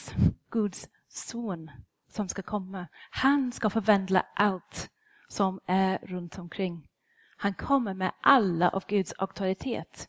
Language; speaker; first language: Swedish; non-native, fluent; English